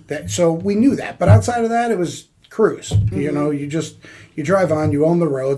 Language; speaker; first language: English; native; English